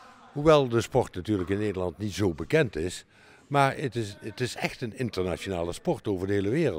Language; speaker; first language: Dutch; native; Dutch